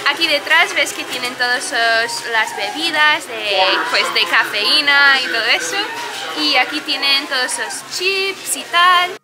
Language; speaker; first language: Spanish; non-native, fluent; English